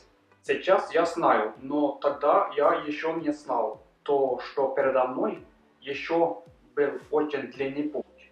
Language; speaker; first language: Russian; non-native, learner; Norwegian